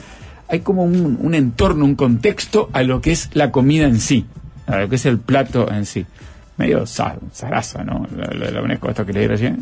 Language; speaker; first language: Spanish; native; Spanish